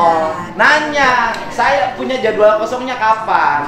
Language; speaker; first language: Indonesian; native; Indonesian